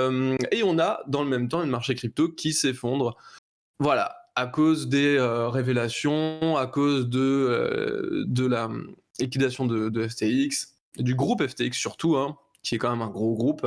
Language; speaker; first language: French; native; French